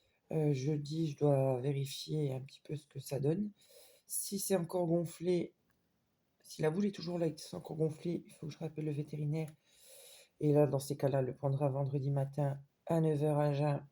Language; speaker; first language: French; native; French